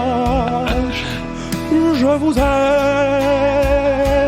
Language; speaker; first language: French; native; French